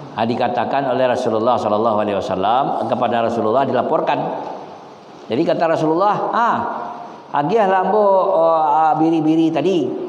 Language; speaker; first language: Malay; non-native, local second language; Minangkabau